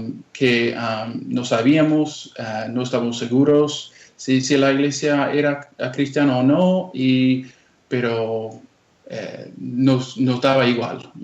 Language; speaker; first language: Spanish; non-native, fluent; English